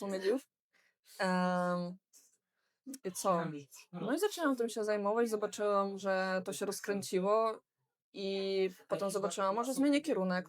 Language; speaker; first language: Polish; non-native, fluent; Belarusian